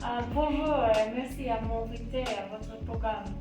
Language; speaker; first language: French; non-native, learner; English